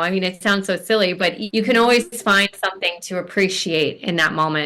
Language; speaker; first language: English; native; English